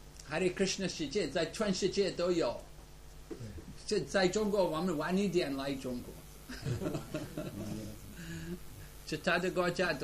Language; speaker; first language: Chinese; non-native, fluent; English